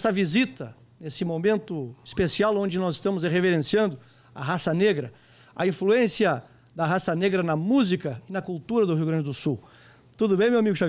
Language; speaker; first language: Portuguese; native; Portuguese